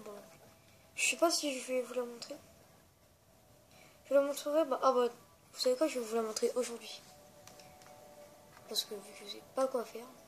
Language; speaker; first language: French; native; French